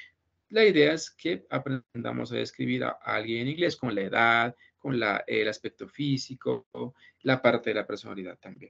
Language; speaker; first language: Spanish; native; Spanish